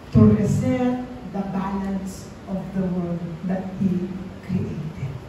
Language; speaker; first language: English; non-native, local second language; Filipino